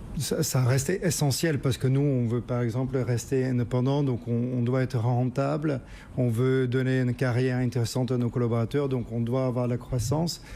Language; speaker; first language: French; non-native, fluent; Dutch